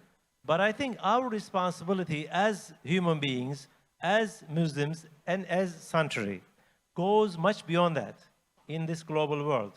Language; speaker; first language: English; non-native, fluent; Turkish